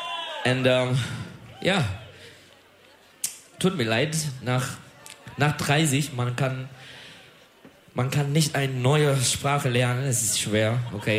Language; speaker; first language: German; non-native, learner; Turkish